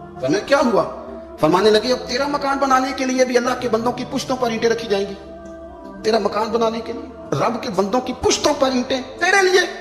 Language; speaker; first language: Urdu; non-native, local second language; Punjabi